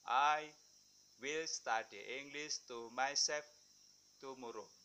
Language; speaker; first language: English; non-native, fluent; Indonesian